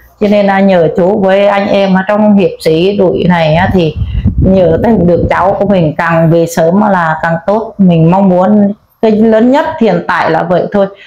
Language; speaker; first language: Vietnamese; non-native, local second language; Eastern Cham